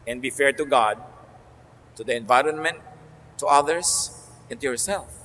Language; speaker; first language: English; non-native, local second language; Filipino